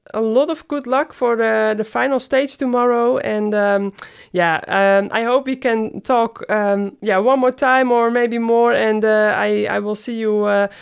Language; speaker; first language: English; non-native, fluent; Dutch